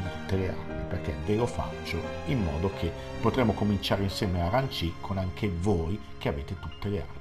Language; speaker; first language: Italian; native; Italian